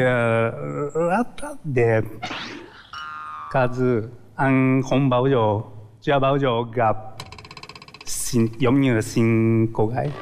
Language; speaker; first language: Vietnamese; non-native, learner; Japanese